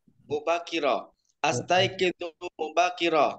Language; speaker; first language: Arabic; non-native, learner; Indonesian